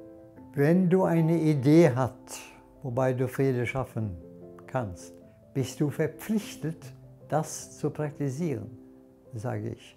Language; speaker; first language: German; non-native, fluent; Norwegian